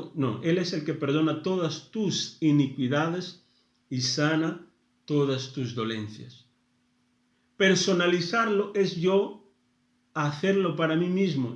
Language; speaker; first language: Spanish; non-native, fluent; Portuguese